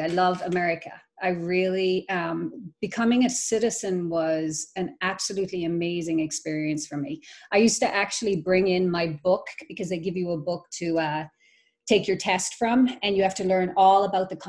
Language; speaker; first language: English; native; English